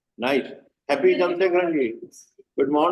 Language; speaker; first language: English; non-native, learner; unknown